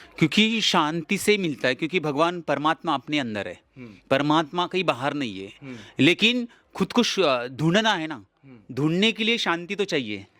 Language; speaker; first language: Hindi; non-native, local second language; Marathi